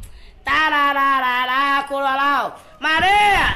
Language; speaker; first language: Portuguese; native; Portuguese